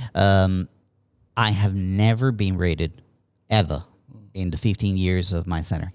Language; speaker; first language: English; non-native, fluent; Spanish